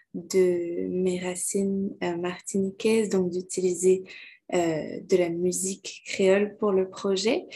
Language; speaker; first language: French; native; French